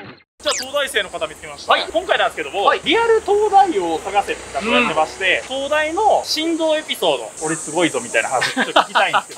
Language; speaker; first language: Japanese; native; Japanese